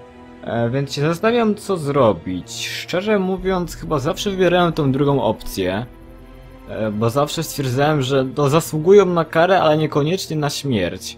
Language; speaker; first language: Polish; native; Polish